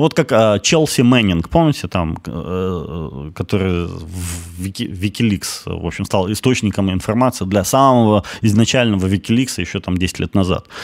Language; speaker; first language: Russian; native; Russian